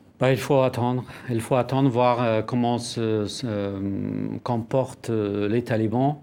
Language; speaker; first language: French; non-native, fluent; Persian